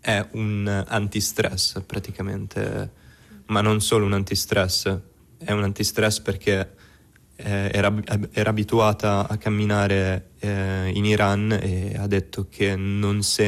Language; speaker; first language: Italian; native; Italian